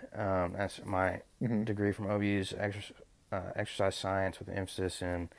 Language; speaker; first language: English; native; English